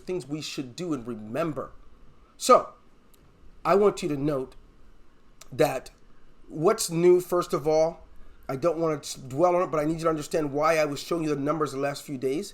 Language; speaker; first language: English; native; English